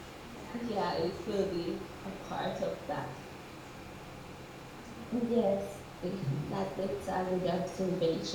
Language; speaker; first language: English; non-native, fluent; Spanish